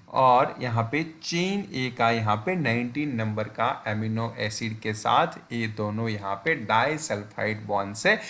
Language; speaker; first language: Hindi; non-native, local second language; Gujarati